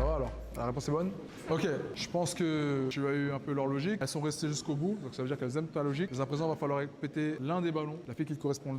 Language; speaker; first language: French; native; French